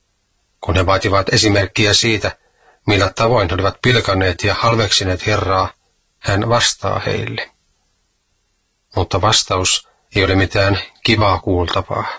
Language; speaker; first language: Finnish; native; Finnish